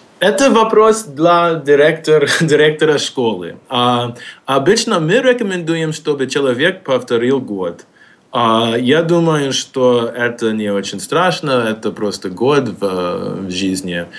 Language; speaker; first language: Russian; non-native, fluent; English